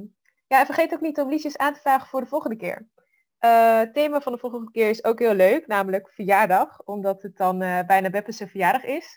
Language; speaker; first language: Dutch; native; Dutch